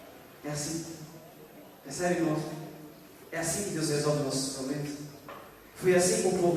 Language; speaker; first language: Portuguese; native; Portuguese